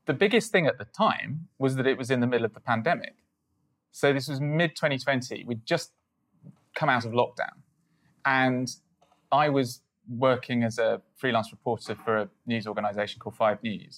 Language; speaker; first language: English; native; English